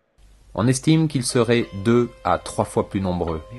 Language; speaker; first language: French; native; French